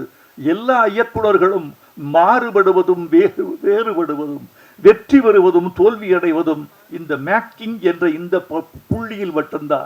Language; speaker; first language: Tamil; native; Tamil